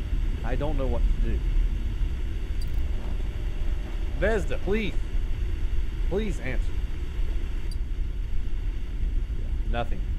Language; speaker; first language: English; native; English